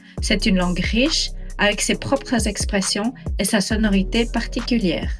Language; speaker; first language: French; non-native, local second language; Swiss German